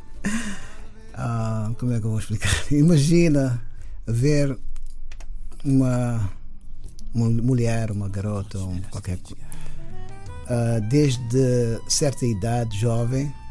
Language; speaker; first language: Portuguese; non-native, local second language; Kabuverdianu